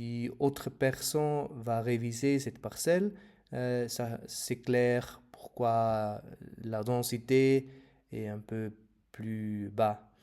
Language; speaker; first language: French; non-native, fluent; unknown